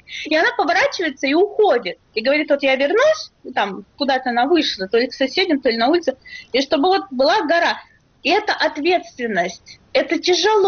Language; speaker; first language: Russian; native; Russian